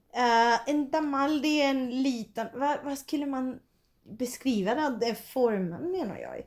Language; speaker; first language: Swedish; non-native, fluent; Spanish